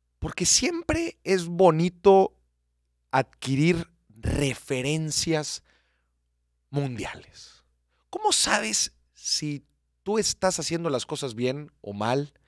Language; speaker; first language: Spanish; native; Spanish